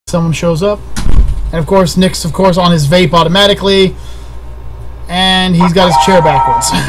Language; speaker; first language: English; native; English